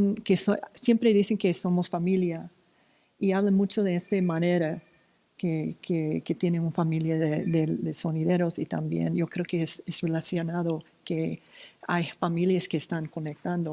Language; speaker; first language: Spanish; non-native, fluent; English